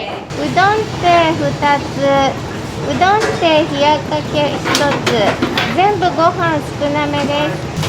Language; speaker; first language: Japanese; native; Japanese